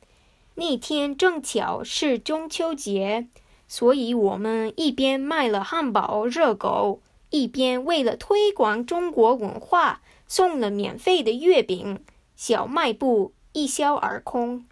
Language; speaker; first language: Chinese; non-native, fluent; Japanese